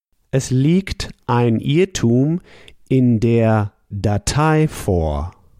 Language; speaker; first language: German; native; German